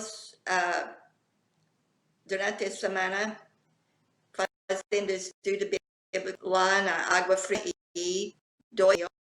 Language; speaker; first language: Portuguese; non-native, fluent; English